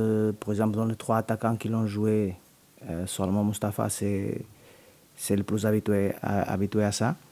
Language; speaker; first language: French; non-native, learner; Portuguese